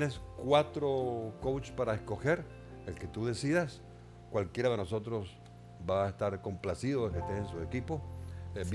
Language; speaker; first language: Spanish; early bilingual, heritage; Spanish